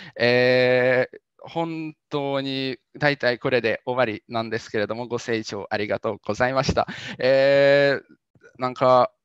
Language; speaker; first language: Japanese; non-native, fluent; Hungarian